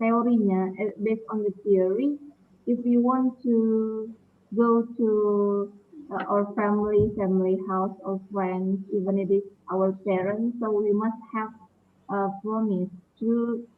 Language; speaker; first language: English; non-native, learner; Indonesian